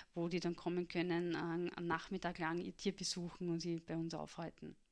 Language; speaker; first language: German; native; German